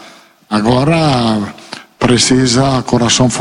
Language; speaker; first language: Portuguese; non-native, learner; Italian